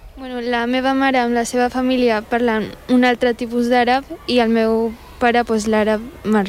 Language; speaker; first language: Catalan; early bilingual, other home language; Arabic